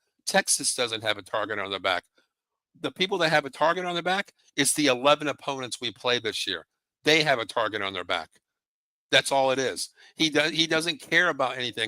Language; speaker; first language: English; native; English